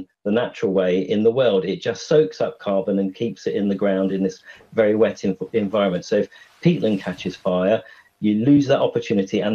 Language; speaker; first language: English; native; English